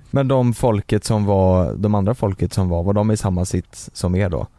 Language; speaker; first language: Swedish; native; Swedish